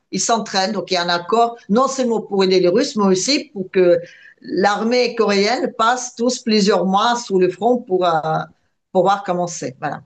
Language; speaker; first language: French; non-native, fluent; Russian